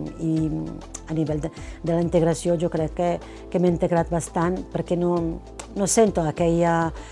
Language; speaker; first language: Catalan; non-native, fluent; Arabic